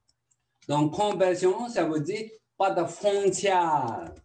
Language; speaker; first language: French; non-native, learner; Tibetan